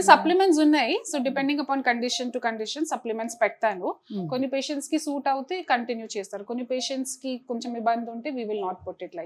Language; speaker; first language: Telugu; non-native, local second language; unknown